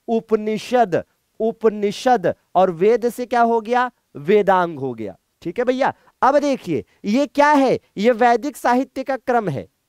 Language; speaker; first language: Hindi; native; Hindi